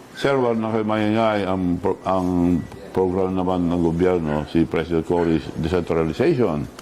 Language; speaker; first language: Filipino; non-native, local second language; Iloko